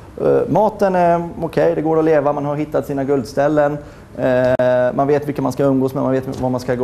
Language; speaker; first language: Swedish; native; Swedish